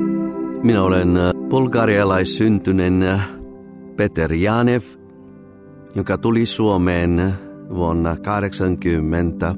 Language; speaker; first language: Finnish; non-native, fluent; Bulgarian